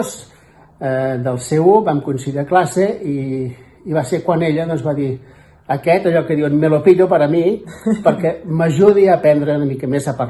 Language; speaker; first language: Catalan; native; Catalan